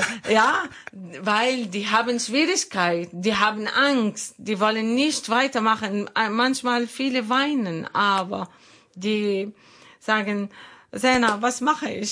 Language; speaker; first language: German; non-native, fluent; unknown